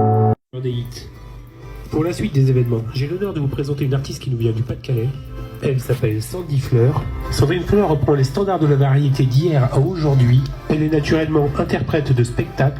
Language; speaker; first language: French; native; French